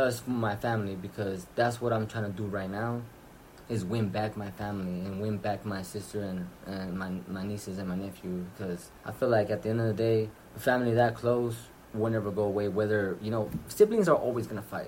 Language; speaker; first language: English; early bilingual, other home language; Spanish